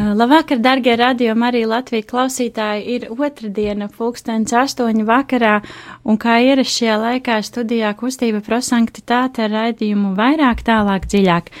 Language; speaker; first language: Latvian; native; Latvian